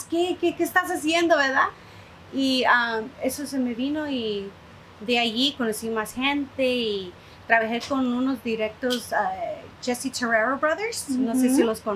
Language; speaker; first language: Spanish; early bilingual, heritage; Spanish